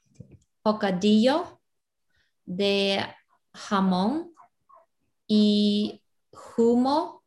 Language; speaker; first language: Spanish; non-native, learner; English